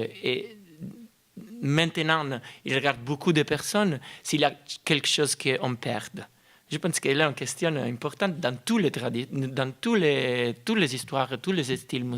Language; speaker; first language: French; non-native, fluent; Italian